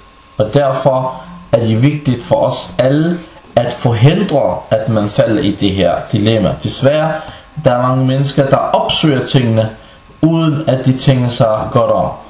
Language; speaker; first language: Danish; non-native, local second language; Arabic